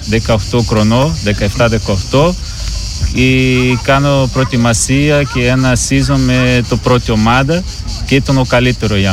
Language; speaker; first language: Greek; non-native, learner; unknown